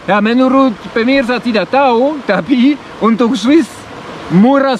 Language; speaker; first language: Indonesian; non-native, learner; French